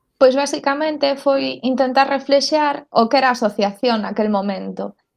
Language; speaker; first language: Galician; non-native, local second language; Spanish